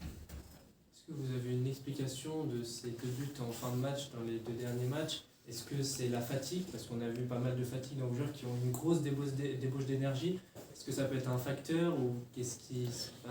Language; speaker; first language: French; native; French